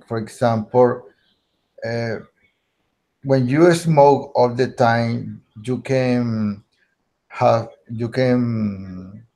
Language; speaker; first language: English; non-native, learner; Spanish